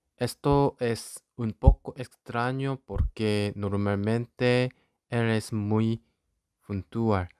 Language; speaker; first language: Spanish; non-native, learner; Korean